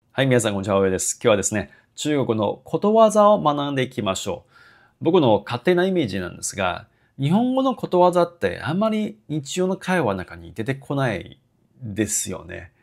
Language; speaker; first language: Japanese; non-native, fluent; Chinese